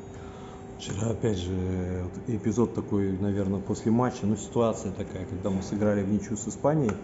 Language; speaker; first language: Russian; native; Russian